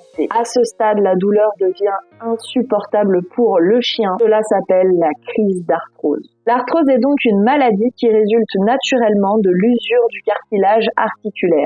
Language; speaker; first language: French; native; French